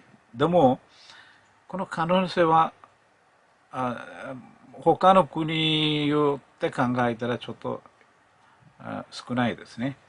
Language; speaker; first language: Japanese; non-native, learner; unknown